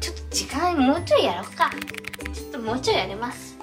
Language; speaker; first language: Japanese; native; Japanese